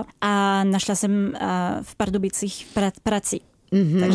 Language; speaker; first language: Czech; non-native, fluent; French